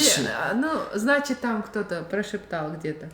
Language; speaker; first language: Russian; native; Russian